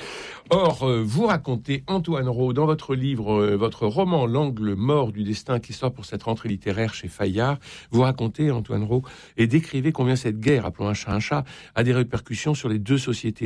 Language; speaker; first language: French; native; French